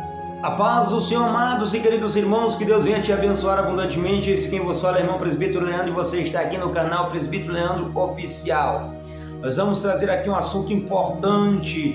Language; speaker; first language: Portuguese; native; Portuguese